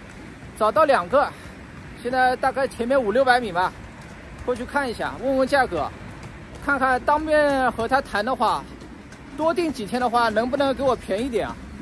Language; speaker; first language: Chinese; non-native, local second language; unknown